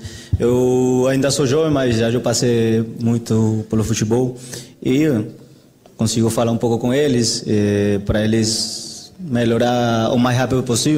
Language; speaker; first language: Portuguese; non-native, fluent; Spanish